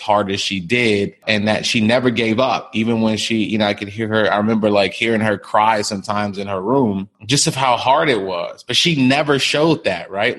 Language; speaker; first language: English; native; English